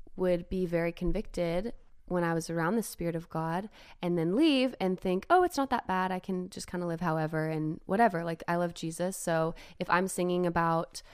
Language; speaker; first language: English; native; English